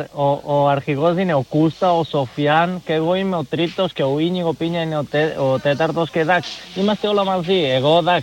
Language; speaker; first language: Greek; non-native, learner; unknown